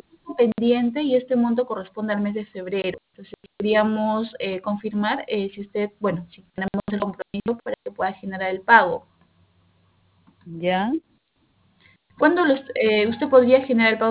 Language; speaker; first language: Spanish; native; Spanish